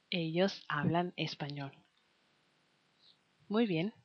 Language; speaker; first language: Spanish; non-native, fluent; Danish